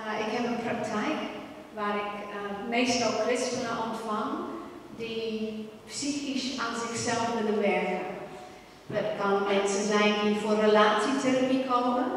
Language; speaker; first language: Dutch; non-native, fluent; English